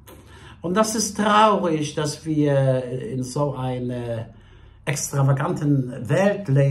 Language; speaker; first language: German; non-native, fluent; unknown